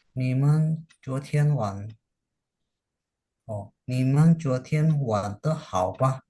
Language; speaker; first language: Chinese; non-native, learner; Indonesian